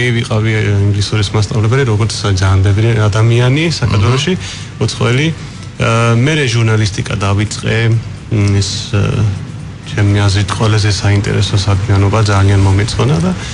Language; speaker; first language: Georgian; non-native, fluent; English